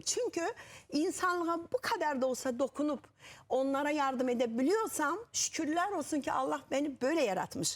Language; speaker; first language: Turkish; non-native, fluent; Azerbaijani